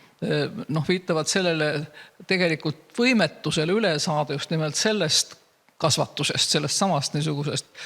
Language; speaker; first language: Estonian; native; Estonian